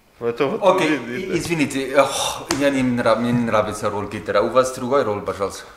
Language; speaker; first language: Russian; non-native, learner; German